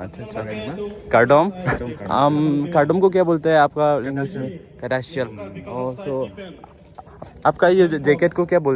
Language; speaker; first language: Hindi; non-native, local second language; Karbi